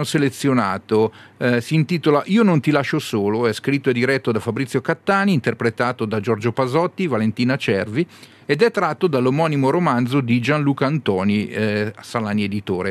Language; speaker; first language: Italian; native; Italian